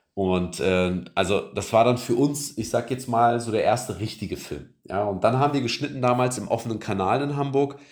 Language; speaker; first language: German; early bilingual, other home language; Turkish